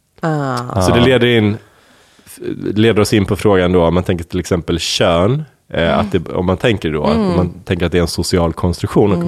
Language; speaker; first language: Swedish; native; Swedish